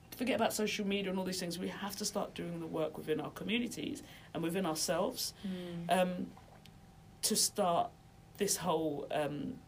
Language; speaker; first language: English; native; English